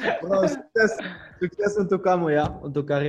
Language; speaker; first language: Indonesian; non-native, learner; Dutch